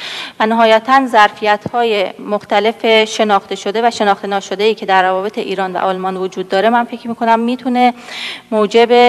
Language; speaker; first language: Persian; native; Persian